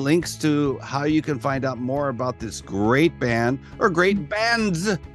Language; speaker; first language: English; native; English